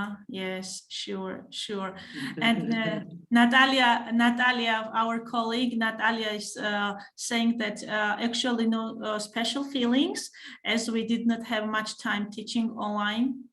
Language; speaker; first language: English; non-native, fluent; Georgian